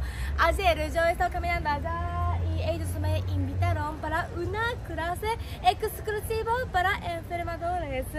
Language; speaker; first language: Spanish; non-native, learner; Japanese